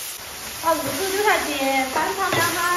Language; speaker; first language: Chinese; native; Chinese